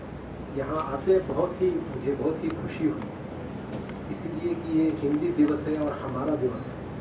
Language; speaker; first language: Hindi; non-native, local second language; Telugu